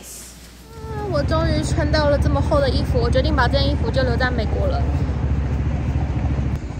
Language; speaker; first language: Chinese; native; Chinese